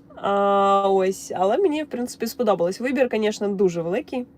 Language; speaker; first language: Ukrainian; non-native, local second language; Russian